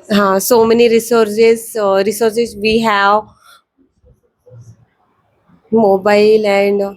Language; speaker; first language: English; non-native, learner; Marathi